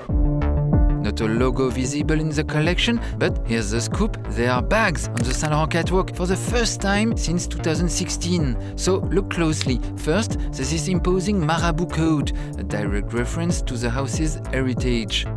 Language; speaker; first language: English; non-native, fluent; French